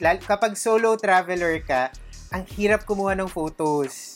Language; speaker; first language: Filipino; native; Filipino